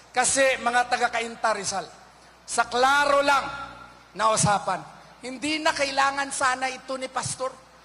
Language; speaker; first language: Filipino; non-native, local second language; Cebuano